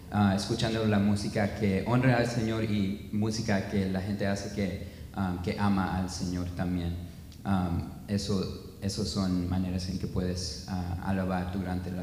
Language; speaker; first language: Spanish; non-native, fluent; English